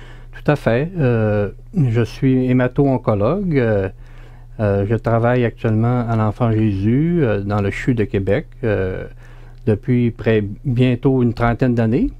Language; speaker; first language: French; native; French